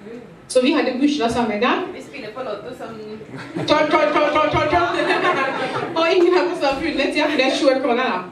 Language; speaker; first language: Norwegian; non-native, fluent; Lingala